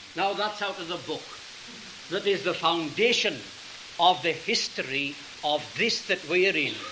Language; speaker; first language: English; native; English